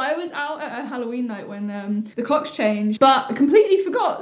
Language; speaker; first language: English; native; English